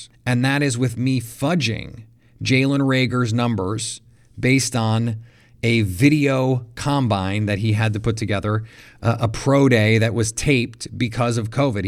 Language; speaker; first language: English; native; English